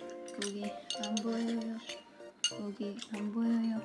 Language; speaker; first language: Korean; non-native, learner; Filipino